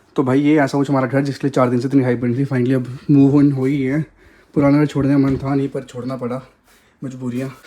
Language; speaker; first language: Hindi; native; Hindi